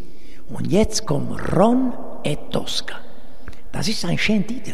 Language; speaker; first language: German; non-native, fluent; Italian